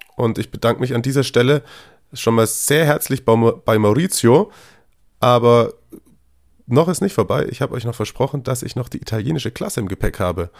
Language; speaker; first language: German; native; German